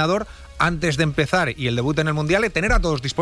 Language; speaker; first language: Spanish; native; Spanish